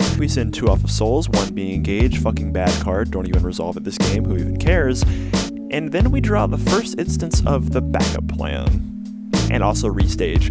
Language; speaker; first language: English; native; English